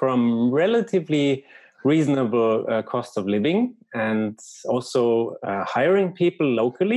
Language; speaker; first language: English; non-native, fluent; German